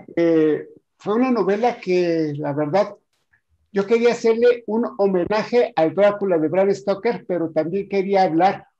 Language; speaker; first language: Spanish; native; Spanish